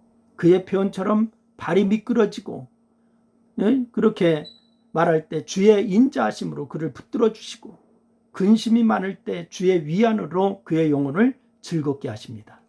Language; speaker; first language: Korean; native; Korean